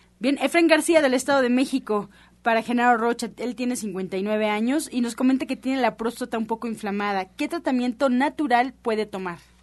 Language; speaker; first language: Spanish; native; Spanish